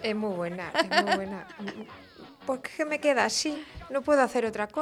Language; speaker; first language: Spanish; native; Spanish